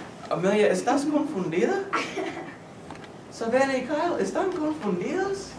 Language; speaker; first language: Spanish; non-native, fluent; English